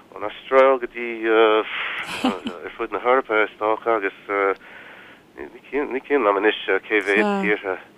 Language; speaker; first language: Irish; non-native, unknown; English